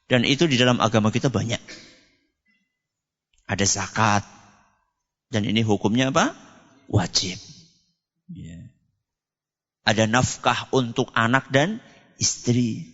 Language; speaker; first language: Indonesian; non-native, local second language; Javanese